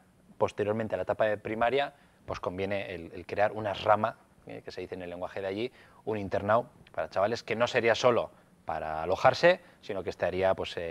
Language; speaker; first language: Spanish; native; Spanish